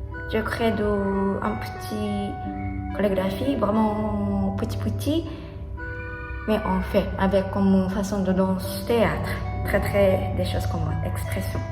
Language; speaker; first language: French; non-native, learner; Japanese